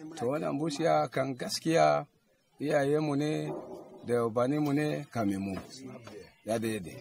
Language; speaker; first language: Hausa; non-native, local second language; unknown